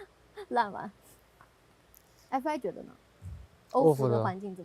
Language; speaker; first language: Chinese; native; Chinese